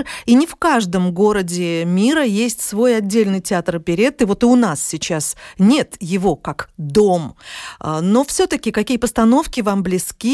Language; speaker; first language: Russian; native; Russian